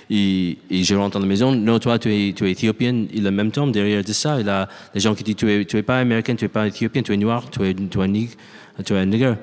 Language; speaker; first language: French; non-native, learner; English